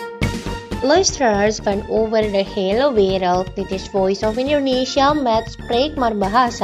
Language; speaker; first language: Dutch; non-native, learner; Indonesian